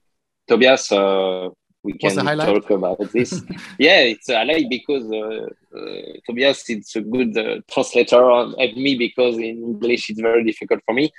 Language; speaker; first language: English; non-native, learner; French